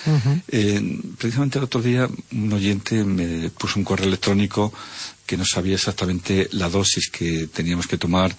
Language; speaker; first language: Spanish; native; Spanish